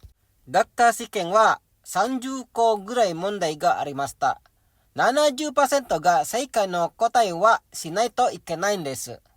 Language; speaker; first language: Japanese; non-native, learner; Indonesian